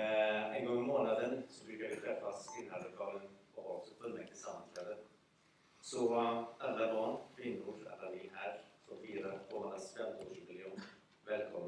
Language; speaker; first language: Swedish; early bilingual, other home language; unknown